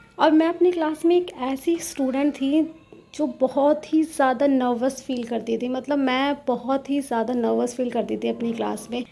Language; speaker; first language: Hindi; native; Hindi